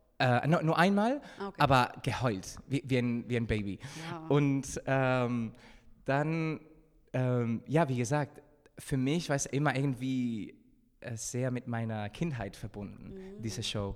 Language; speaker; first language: German; non-native, fluent; Spanish